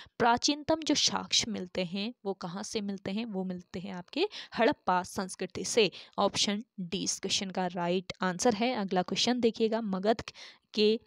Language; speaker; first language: Hindi; native; Hindi